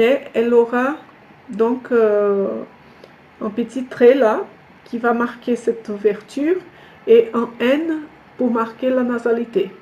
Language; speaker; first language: French; non-native, fluent; Portuguese